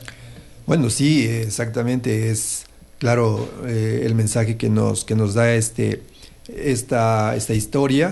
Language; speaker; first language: Spanish; native; Spanish